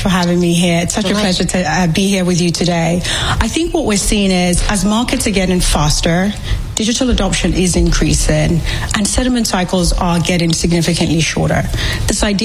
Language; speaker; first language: English; native; English